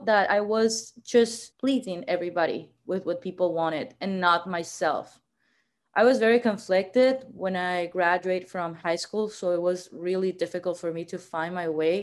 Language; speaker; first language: English; non-native, fluent; Spanish